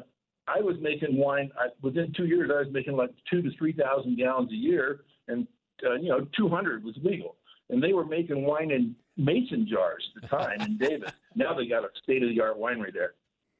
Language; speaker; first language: English; native; English